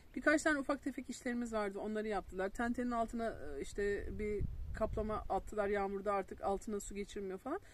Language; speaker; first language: Turkish; native; Turkish